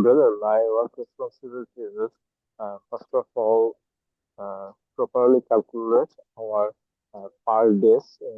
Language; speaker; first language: English; non-native, learner; Bangla